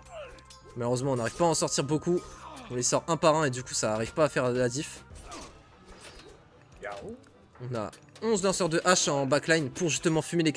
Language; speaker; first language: French; native; French